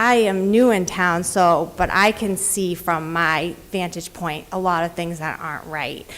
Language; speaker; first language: English; native; English